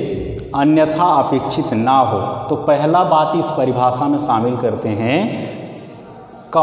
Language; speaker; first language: Hindi; native; Hindi